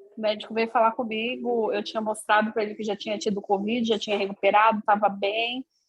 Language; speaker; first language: Portuguese; native; Portuguese